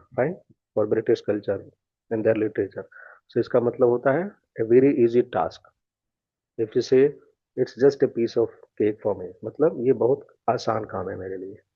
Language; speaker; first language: Hindi; native; Hindi